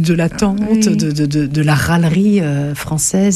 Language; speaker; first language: French; native; French